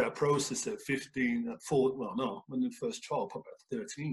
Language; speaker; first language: English; native; English